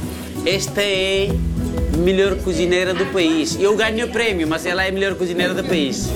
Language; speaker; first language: Portuguese; non-native, fluent; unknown